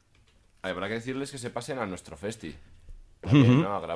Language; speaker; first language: Spanish; native; Spanish